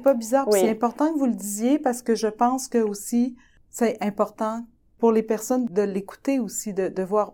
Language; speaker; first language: French; native; French